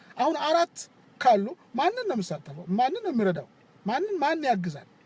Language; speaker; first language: Amharic; non-native, local second language; Wolaytta